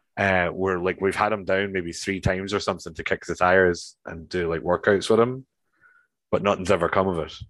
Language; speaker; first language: English; native; English